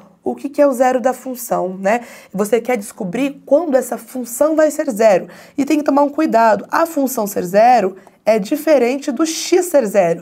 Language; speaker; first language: Portuguese; native; Portuguese